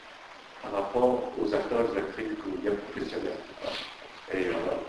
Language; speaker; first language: French; non-native, fluent; Persian